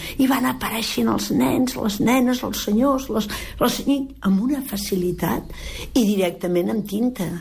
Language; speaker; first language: Catalan; native; Catalan